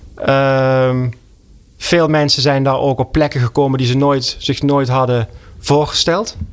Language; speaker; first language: Dutch; native; Dutch